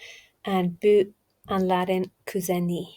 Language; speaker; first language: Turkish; non-native, learner; English